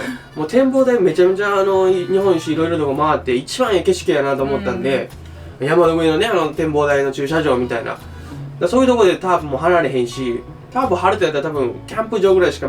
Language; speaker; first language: Japanese; native; Japanese